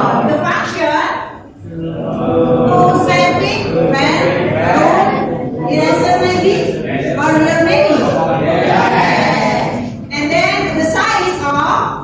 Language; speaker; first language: English; non-native, learner; Indonesian